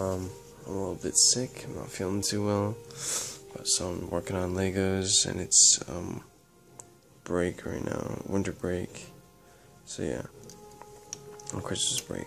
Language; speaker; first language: English; native; English